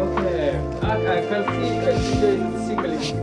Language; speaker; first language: English; non-native, learner; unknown